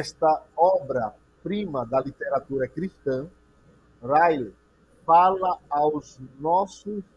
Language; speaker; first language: Portuguese; native; Portuguese